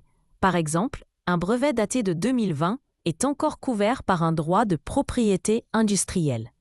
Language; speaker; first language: French; native; French